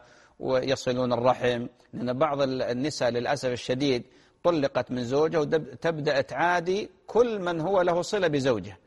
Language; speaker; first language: Arabic; native; Arabic